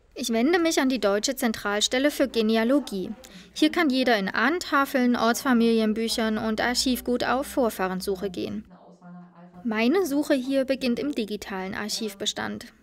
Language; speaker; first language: German; native; German